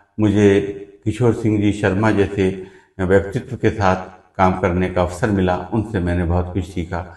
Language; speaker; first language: Hindi; native; Hindi